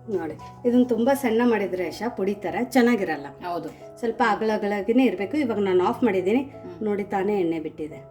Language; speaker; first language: Kannada; non-native, local second language; Marathi